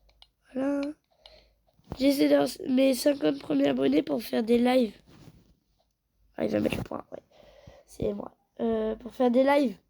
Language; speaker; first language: French; native; French